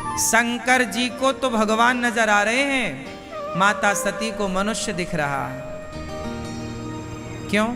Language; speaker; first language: Hindi; native; Hindi